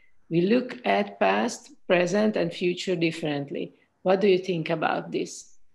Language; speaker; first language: English; non-native, fluent; Hungarian